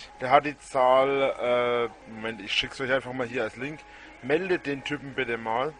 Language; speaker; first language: German; native; German